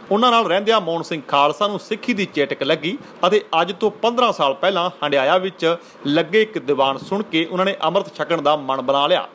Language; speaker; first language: Punjabi; native; Punjabi